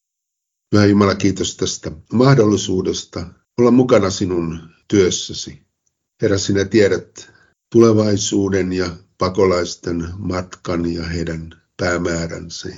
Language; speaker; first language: Finnish; native; Finnish